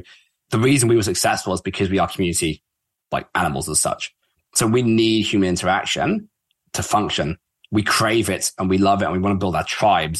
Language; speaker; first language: English; native; English